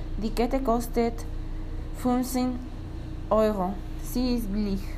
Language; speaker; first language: German; non-native, learner; Spanish